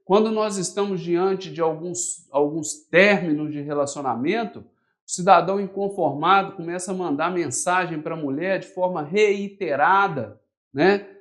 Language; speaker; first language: Portuguese; native; Portuguese